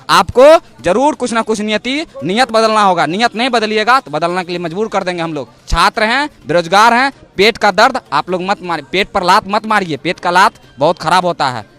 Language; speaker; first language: Hindi; native; Hindi